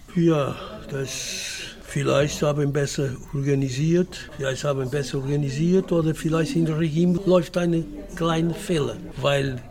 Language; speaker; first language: German; non-native, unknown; Portuguese